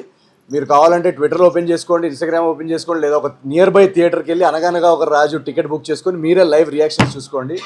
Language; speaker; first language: Telugu; native; Telugu